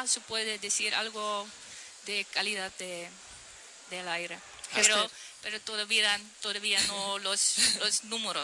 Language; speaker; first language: Spanish; non-native, fluent; Dutch